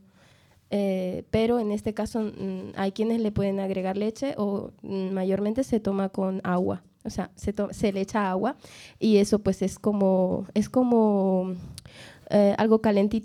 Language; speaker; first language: Spanish; native; Spanish